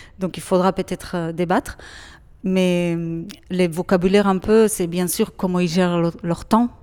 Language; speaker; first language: French; non-native, fluent; Hebrew